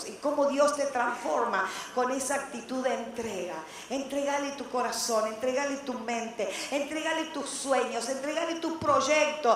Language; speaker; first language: Spanish; native; Spanish